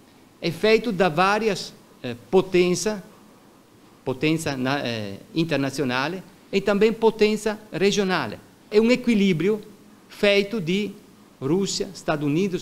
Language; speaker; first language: Portuguese; non-native, fluent; Italian